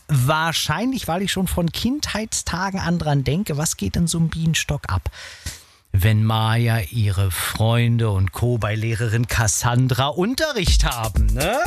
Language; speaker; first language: German; native; German